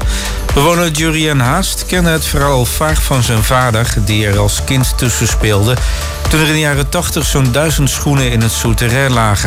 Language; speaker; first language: Dutch; native; Dutch